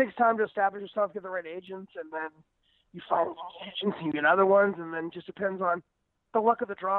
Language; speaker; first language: English; native; English